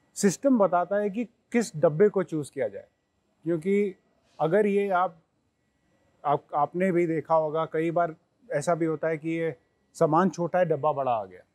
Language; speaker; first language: Hindi; native; Hindi